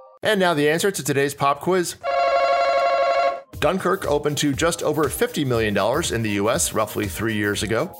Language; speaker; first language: English; native; English